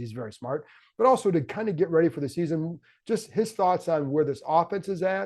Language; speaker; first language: English; native; English